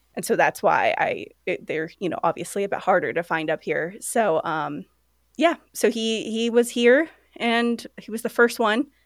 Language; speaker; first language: English; native; English